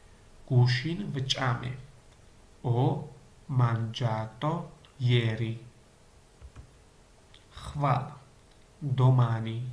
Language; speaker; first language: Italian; non-native, learner; Georgian